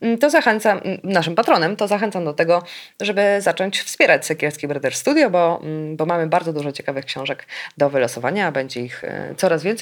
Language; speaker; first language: Polish; native; Polish